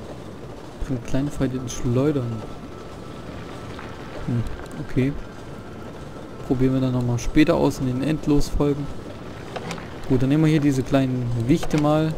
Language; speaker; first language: German; native; German